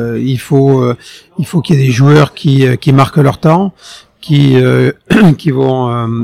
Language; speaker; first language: French; native; French